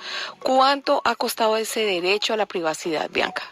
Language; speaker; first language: Spanish; native; Spanish